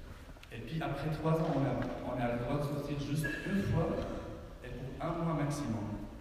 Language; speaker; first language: French; non-native, fluent; Arabic